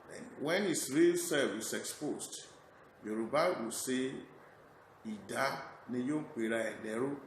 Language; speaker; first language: English; non-native, local second language; Yoruba